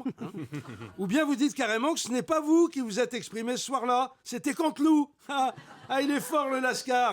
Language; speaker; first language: French; native; French